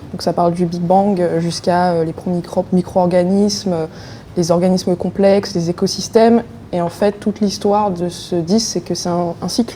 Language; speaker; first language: French; native; French